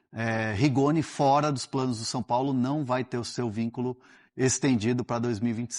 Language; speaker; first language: Portuguese; native; Portuguese